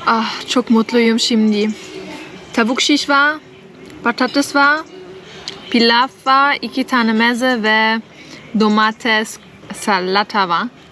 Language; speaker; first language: Turkish; non-native, learner; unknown